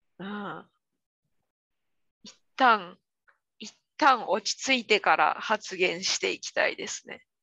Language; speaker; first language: Japanese; native; Japanese